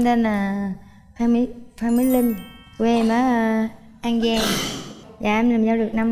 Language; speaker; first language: Vietnamese; native; Vietnamese